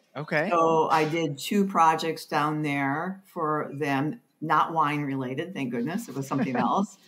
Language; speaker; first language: English; native; English